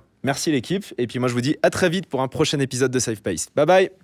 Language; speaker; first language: French; native; French